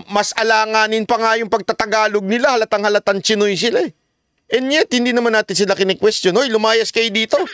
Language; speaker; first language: Filipino; native; Filipino